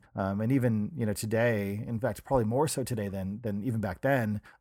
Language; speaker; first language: English; native; English